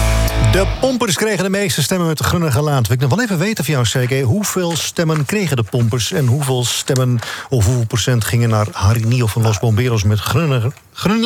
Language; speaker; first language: Dutch; native; Dutch